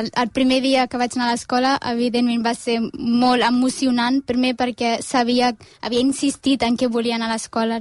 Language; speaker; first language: Catalan; early bilingual, other home language; Amharic